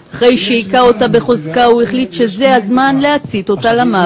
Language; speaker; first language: Hebrew; native; Hebrew